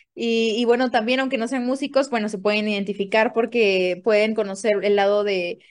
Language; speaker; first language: Spanish; native; Spanish